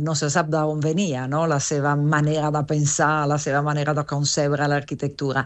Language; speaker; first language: Catalan; non-native, fluent; Italian